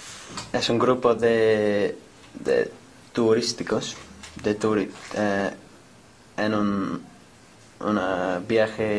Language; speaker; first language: Spanish; non-native, learner; English